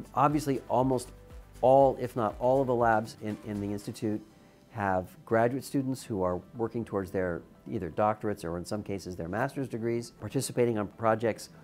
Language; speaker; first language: English; native; English